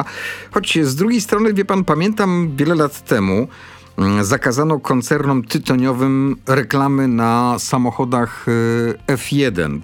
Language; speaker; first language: Polish; native; Polish